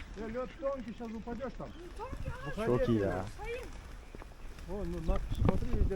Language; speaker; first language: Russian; non-native, learner; Turkish